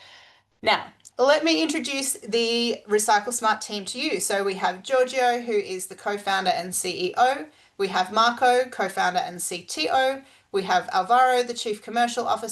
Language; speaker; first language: English; native; English